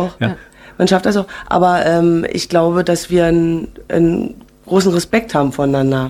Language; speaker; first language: German; native; German